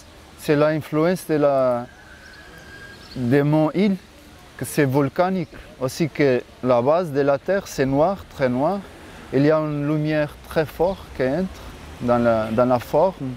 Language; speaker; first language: French; non-native, fluent; Portuguese